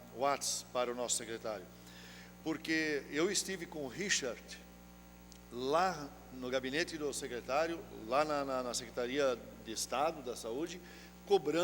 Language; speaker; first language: Portuguese; native; Portuguese